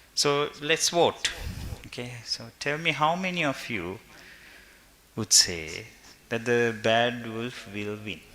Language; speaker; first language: English; non-native, local second language; Sinhala